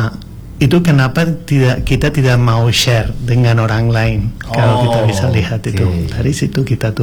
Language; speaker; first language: Indonesian; non-native, learner; Spanish